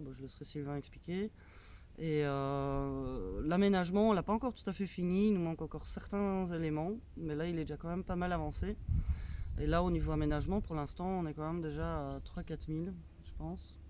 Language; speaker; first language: French; native; French